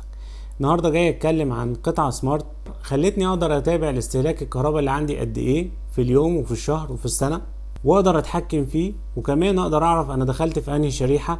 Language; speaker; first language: Arabic; native; Arabic